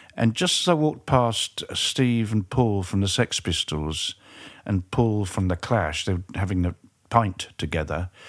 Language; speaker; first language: English; early bilingual, other home language; French